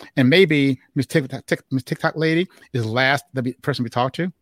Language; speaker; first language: English; native; English